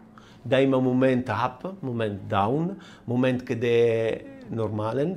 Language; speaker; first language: Bulgarian; non-native, learner; Italian